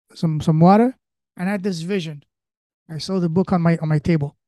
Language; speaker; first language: English; early bilingual, other home language; French